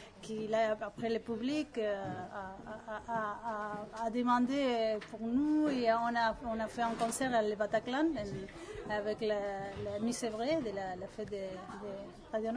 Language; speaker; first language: French; non-native, learner; Spanish